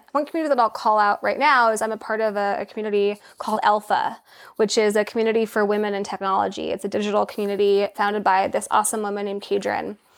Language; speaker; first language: English; native; English